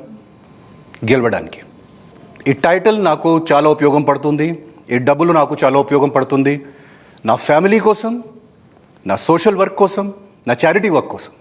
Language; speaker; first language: Telugu; non-native, fluent; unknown